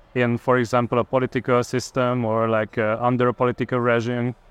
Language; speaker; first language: English; non-native, fluent; Hungarian